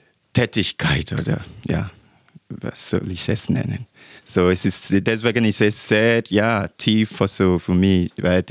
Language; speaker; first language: German; non-native, learner; English